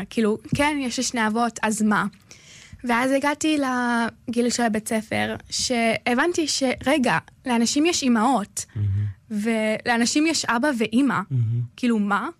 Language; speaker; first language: Hebrew; early bilingual, heritage; Hebrew